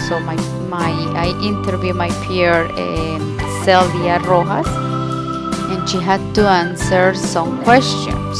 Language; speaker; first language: English; non-native, learner; Spanish